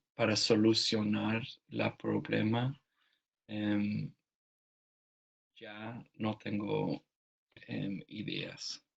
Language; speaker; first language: Spanish; non-native, learner; English